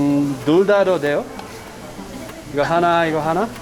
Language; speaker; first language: Korean; non-native, learner; Dutch